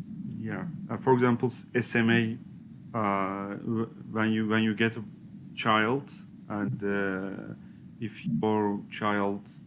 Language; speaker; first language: English; non-native, learner; Turkish